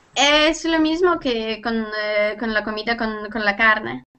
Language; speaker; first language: Spanish; non-native, learner; Lithuanian